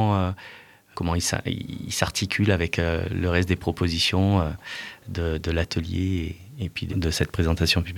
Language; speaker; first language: French; native; French